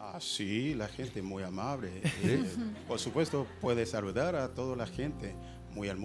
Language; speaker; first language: Spanish; non-native, learner; Haitian Creole